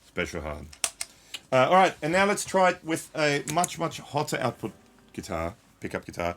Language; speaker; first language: English; native; English